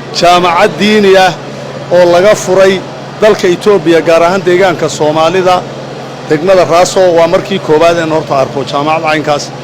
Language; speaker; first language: Somali; native; Somali